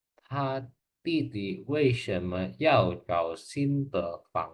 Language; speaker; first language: Chinese; non-native, learner; Indonesian